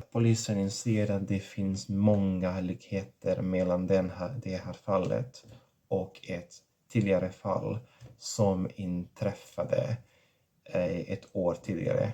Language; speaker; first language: Swedish; non-native, fluent; Catalan